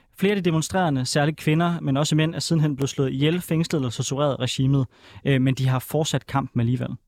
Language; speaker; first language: Danish; native; Danish